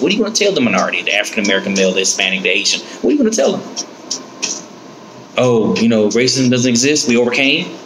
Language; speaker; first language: English; native; English